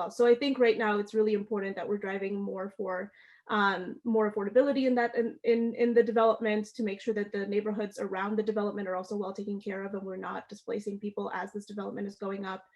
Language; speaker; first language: English; early bilingual, other home language; Amharic